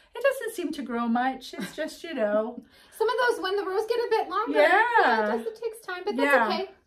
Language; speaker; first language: English; native; English